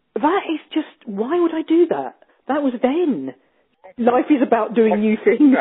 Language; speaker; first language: English; native; English